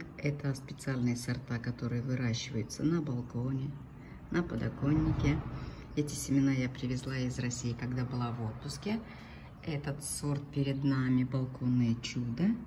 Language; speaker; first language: Russian; native; Russian